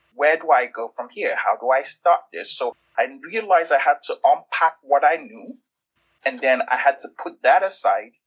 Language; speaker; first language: English; non-native, local second language; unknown